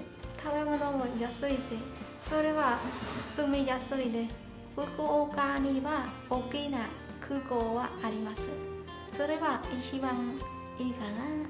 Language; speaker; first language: Japanese; non-native, learner; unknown